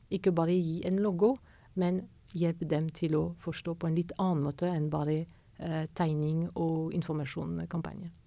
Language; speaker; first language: Norwegian; non-native, fluent; French